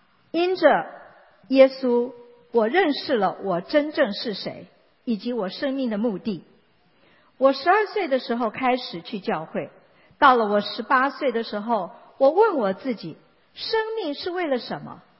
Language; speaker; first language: Chinese; native; Chinese